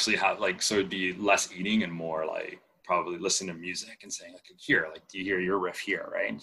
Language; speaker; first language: English; non-native, fluent; Spanish